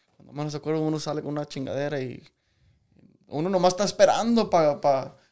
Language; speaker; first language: Spanish; early bilingual, other home language; English